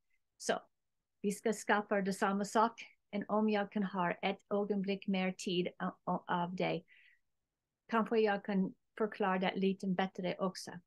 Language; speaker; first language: Swedish; non-native, learner; English